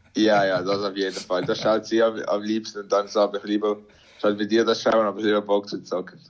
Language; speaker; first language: German; native; German